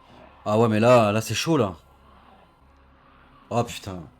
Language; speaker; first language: French; native; French